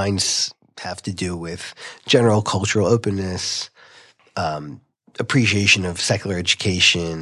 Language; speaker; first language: English; native; English